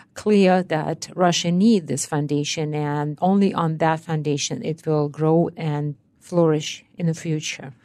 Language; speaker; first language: English; non-native, fluent; Russian